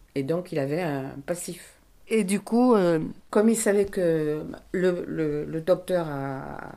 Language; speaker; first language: French; native; French